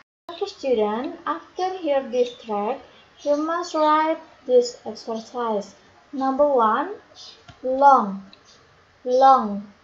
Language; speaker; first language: English; non-native, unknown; Indonesian